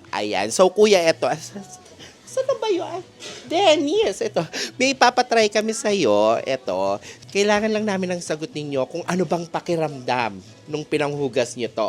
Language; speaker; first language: Filipino; native; Filipino